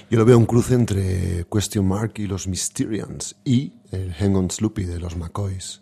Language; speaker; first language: Spanish; native; Spanish